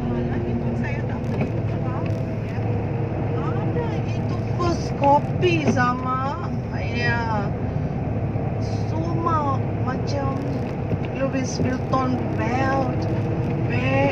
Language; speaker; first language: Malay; non-native, learner; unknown